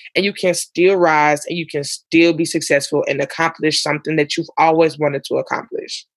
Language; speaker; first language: English; native; English